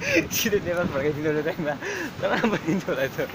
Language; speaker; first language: Korean; non-native, learner; Nepali